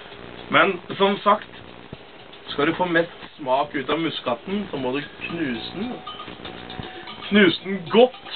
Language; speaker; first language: Norwegian; native; Norwegian